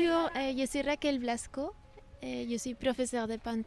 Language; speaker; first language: French; non-native, fluent; Spanish